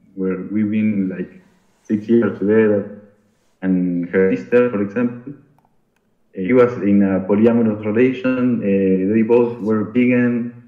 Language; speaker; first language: English; non-native, learner; Spanish